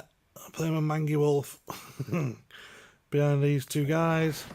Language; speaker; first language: English; native; English